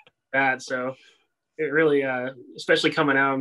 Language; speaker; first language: English; native; English